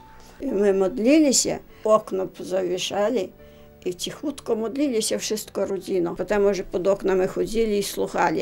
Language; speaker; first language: Ukrainian; native; Ukrainian